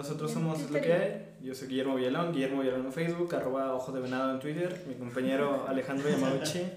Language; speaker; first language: Spanish; native; Spanish